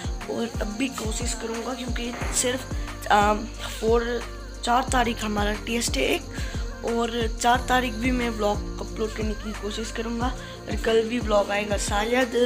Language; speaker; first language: Hindi; non-native, local second language; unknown